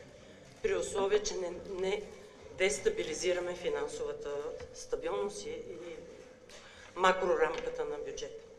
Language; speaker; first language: Bulgarian; native; Bulgarian